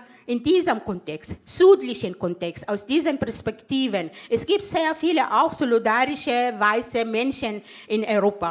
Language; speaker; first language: German; non-native, fluent; Arabic